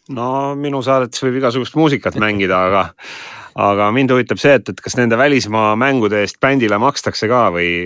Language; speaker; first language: Estonian; native; Estonian